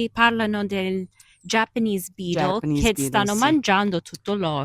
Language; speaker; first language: Italian; early bilingual, heritage; Italian